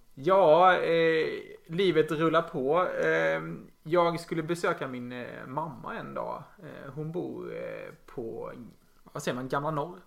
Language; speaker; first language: Swedish; native; Swedish